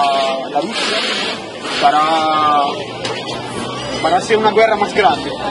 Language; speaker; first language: Spanish; non-native, learner; Italian